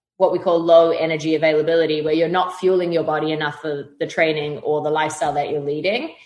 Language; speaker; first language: English; native; English